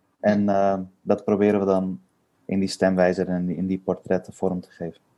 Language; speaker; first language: Dutch; early bilingual, other home language; Persian